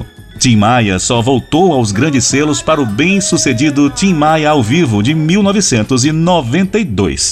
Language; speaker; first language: Portuguese; native; Portuguese